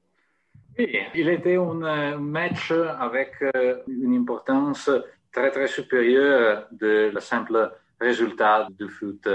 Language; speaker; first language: French; non-native, fluent; Italian